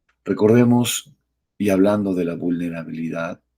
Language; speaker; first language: Spanish; native; Spanish